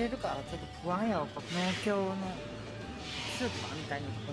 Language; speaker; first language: Japanese; native; Japanese